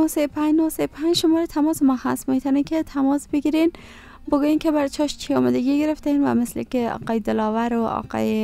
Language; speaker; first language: Persian; native; Persian